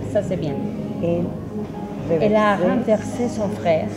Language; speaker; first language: French; non-native, fluent; Spanish